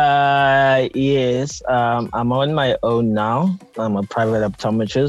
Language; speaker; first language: English; non-native, local second language; Zulu